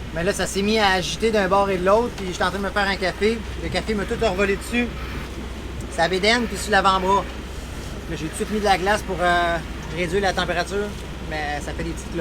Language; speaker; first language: French; native; French